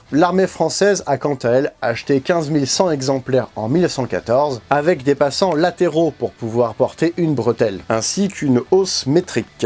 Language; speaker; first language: French; native; French